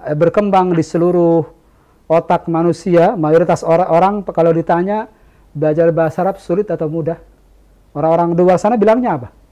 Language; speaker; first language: Indonesian; native; Indonesian